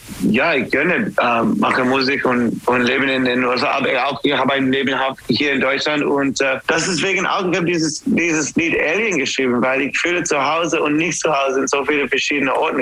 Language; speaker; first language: German; non-native, learner; English